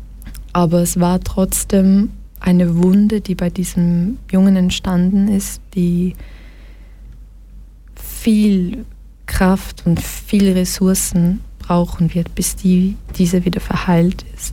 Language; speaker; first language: German; early bilingual, other home language; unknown